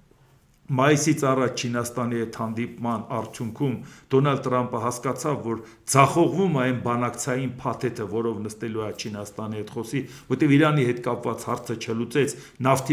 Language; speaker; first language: Armenian; native; Armenian